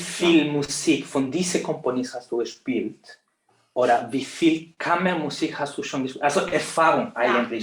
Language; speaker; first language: German; non-native, fluent; Spanish